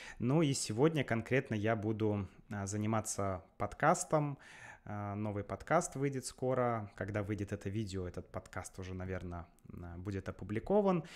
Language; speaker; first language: Russian; native; Russian